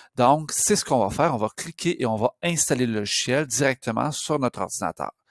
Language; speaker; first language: French; native; French